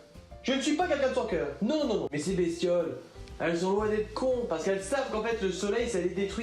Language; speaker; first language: French; native; French